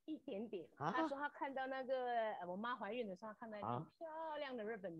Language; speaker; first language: Chinese; native; Chinese